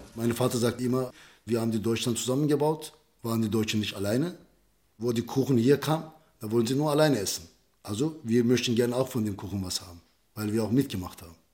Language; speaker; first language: German; early bilingual, other home language; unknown